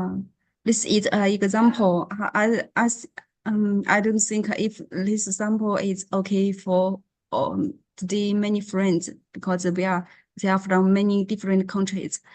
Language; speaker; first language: English; non-native, learner; Chinese